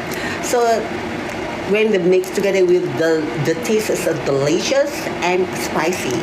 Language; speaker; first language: English; non-native, learner; Malay